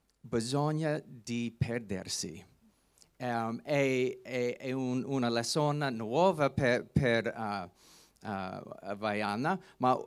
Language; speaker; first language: Italian; non-native, learner; English